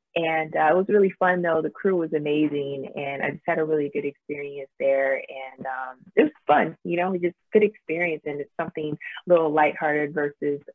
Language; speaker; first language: English; native; English